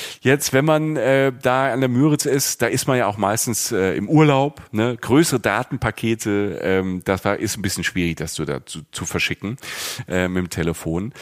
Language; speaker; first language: German; native; German